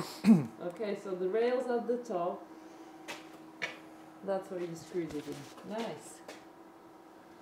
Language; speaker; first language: English; native; English